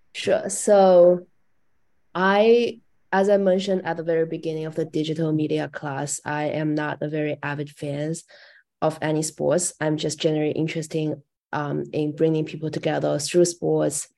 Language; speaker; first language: English; non-native, fluent; Chinese